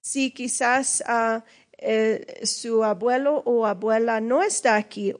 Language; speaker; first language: Spanish; early bilingual, heritage; English